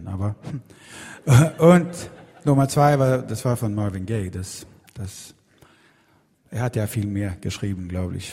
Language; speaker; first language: German; non-native, fluent; Swedish